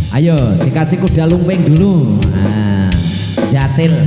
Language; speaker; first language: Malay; non-native, local second language; Javanese